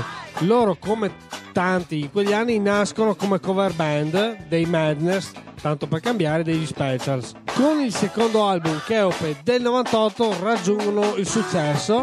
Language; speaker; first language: Italian; native; Italian